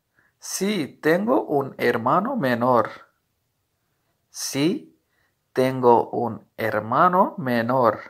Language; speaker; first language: Spanish; non-native, learner; Urdu